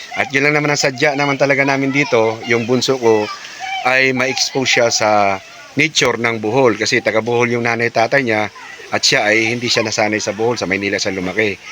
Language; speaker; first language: Filipino; non-native, local second language; Cebuano